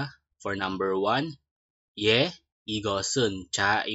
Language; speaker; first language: Korean; non-native, learner; Filipino